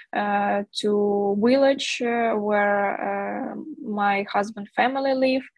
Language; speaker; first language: English; non-native, fluent; Ukrainian